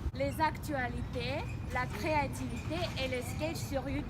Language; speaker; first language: French; non-native, fluent; Russian